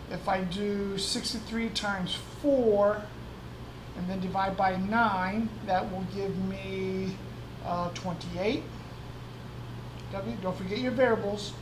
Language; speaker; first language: English; native; English